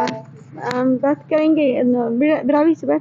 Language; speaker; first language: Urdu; non-native, local second language; Brahui